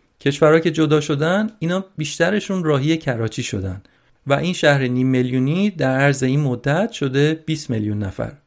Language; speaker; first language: Persian; native; Persian